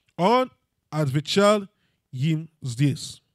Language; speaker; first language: Russian; non-native, learner; English